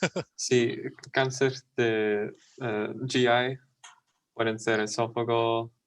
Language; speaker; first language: Spanish; non-native, fluent; English